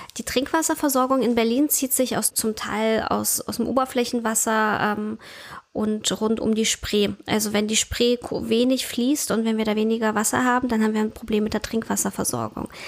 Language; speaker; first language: German; early bilingual, other home language; Russian